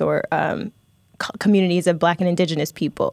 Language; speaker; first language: English; native; English